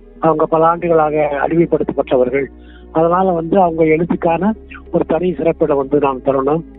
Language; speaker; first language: Tamil; non-native, local second language; Kannada